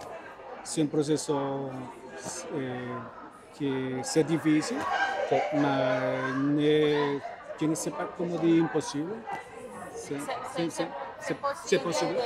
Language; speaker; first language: French; non-native, learner; Spanish